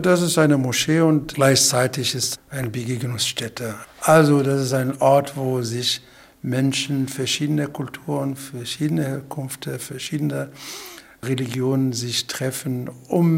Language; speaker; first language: German; non-native, fluent; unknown